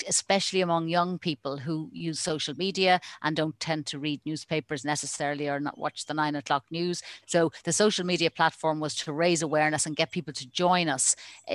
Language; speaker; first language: English; native; English